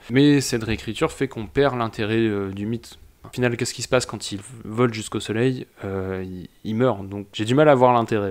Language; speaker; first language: French; native; French